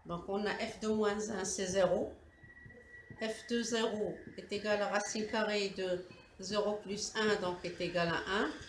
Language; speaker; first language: French; non-native, local second language; Arabic